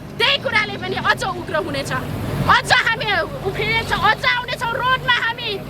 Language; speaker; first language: Nepali; non-native, local second language; Rana Tharu